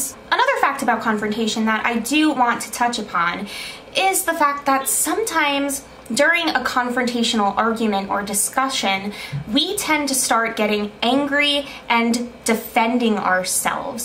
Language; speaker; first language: English; native; English